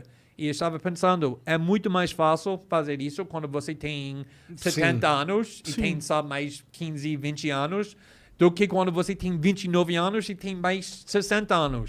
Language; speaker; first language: Portuguese; non-native, fluent; English